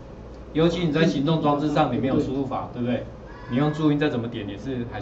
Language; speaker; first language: Chinese; native; Chinese